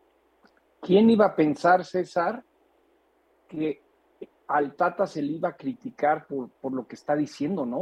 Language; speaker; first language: Spanish; native; Spanish